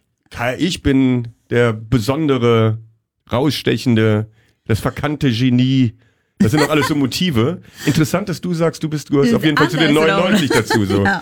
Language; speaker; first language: German; native; German